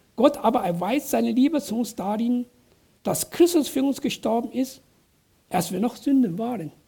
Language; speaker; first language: German; non-native, fluent; Chinese